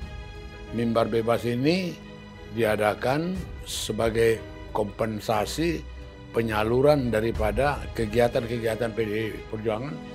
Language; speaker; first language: Indonesian; native; Indonesian